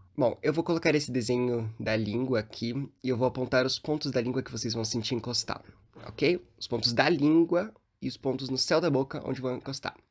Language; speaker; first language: Portuguese; native; Portuguese